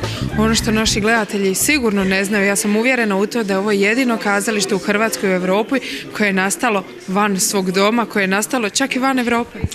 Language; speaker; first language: Croatian; native; Croatian